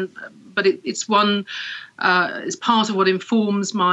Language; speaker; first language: English; native; English